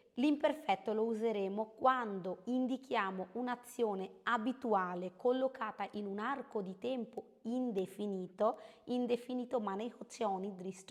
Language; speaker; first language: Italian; non-native, fluent; Bangla